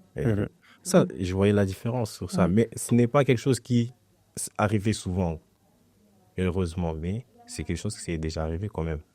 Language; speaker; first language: French; non-native, fluent; Portuguese